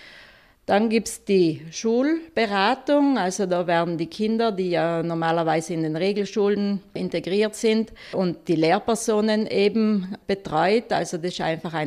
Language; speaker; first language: German; native; German